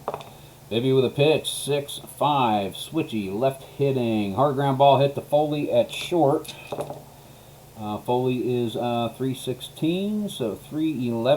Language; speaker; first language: English; native; English